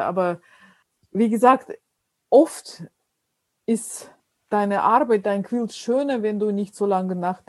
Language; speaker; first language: German; non-native, fluent; Russian